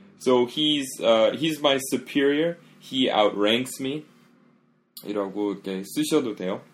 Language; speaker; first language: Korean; non-native, fluent; English